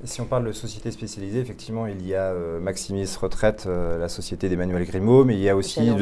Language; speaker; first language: French; native; French